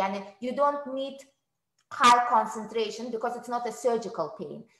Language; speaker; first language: English; non-native, fluent; Azerbaijani